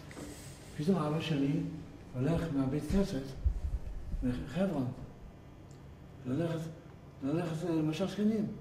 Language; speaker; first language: Hebrew; early bilingual, other home language; Yiddish